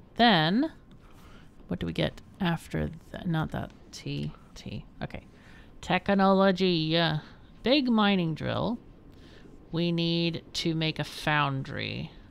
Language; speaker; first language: English; native; English